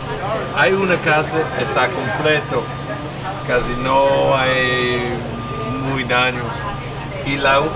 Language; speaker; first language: Spanish; non-native, learner; English